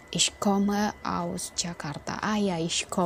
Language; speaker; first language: German; non-native, fluent; Indonesian